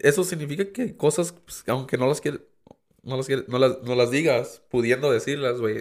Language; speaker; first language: Spanish; early bilingual, heritage; Spanish